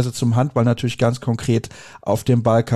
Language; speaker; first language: German; native; German